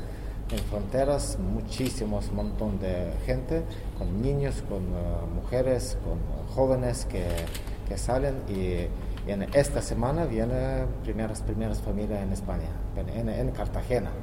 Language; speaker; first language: Spanish; non-native, learner; Ukrainian